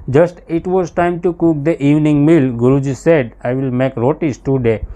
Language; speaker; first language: English; non-native, local second language; Gujarati